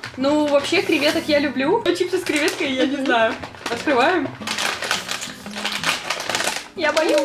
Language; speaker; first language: Russian; native; Russian